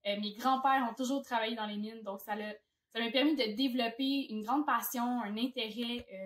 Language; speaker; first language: French; native; French